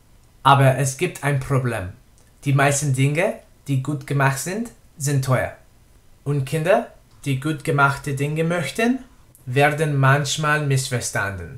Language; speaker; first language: German; non-native, learner; English